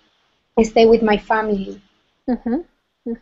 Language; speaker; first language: English; non-native, learner; Spanish